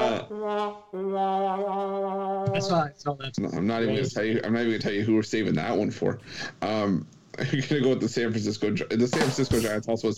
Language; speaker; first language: English; native; English